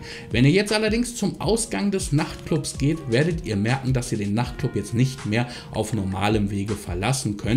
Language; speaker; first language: German; native; German